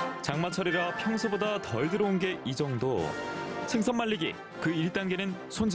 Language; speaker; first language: Korean; native; Korean